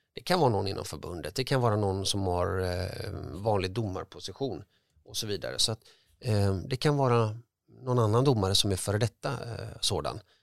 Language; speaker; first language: Swedish; early bilingual, other home language; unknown